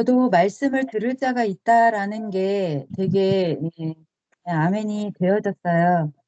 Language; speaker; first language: Korean; native; Korean